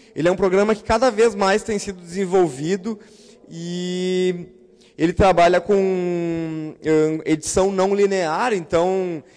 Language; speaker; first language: Portuguese; native; Portuguese